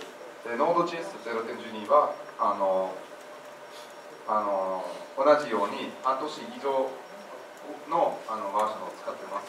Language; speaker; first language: Japanese; non-native, fluent; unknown